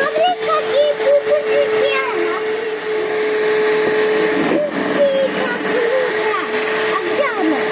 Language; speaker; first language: Russian; non-native, learner; Tajik